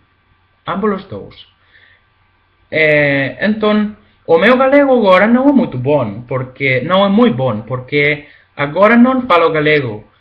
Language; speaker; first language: Galician; non-native, learner; Spanish